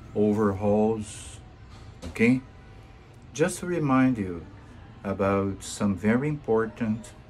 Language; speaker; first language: English; non-native, fluent; Portuguese